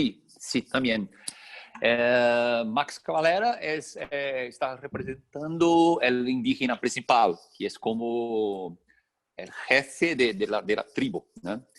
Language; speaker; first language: Spanish; non-native, fluent; Portuguese